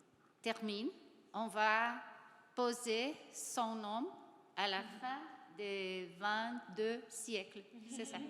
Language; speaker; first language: French; non-native, learner; Portuguese